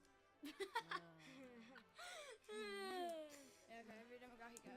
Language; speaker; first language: Welsh; non-native, local second language; English